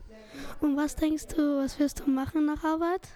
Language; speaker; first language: German; early bilingual, other home language; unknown